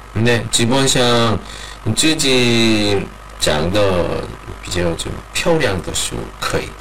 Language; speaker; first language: Chinese; non-native, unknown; Korean